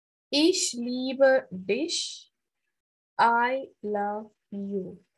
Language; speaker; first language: German; non-native, fluent; Hindi